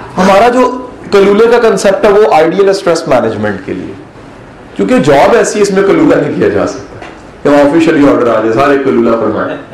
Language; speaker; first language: Urdu; non-native, local second language; Punjabi